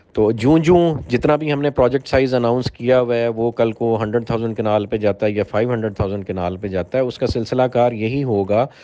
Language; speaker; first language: Urdu; native; Urdu